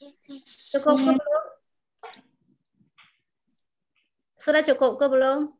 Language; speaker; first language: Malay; non-native, fluent; Vietnamese